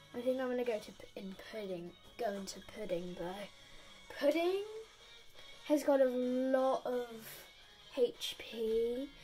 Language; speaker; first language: English; native; English